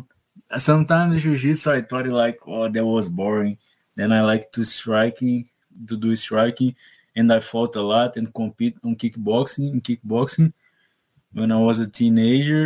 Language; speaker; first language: English; non-native, learner; Portuguese